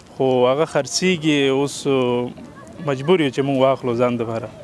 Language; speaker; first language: Pashto; non-native, local second language; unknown